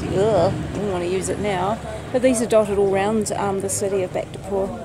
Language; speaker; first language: English; native; English